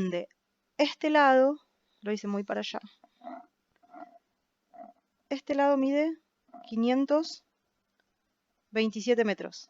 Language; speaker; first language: Spanish; native; Spanish